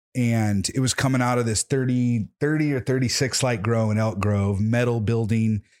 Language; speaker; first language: English; native; English